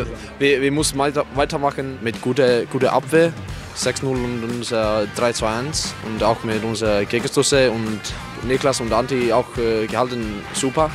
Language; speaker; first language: German; non-native, learner; Icelandic